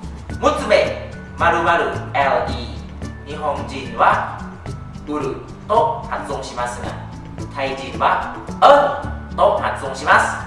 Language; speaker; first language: Japanese; non-native, fluent; Thai